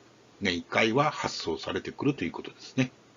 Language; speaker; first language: Japanese; native; Japanese